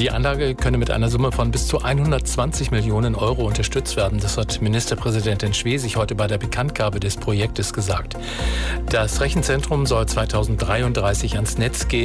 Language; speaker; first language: German; native; German